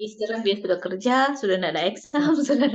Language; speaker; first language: Indonesian; non-native, learner; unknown